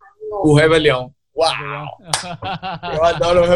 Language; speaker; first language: Portuguese; non-native, learner; Spanish